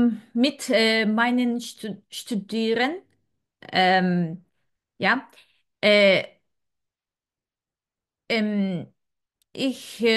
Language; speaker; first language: German; non-native, learner; Serbian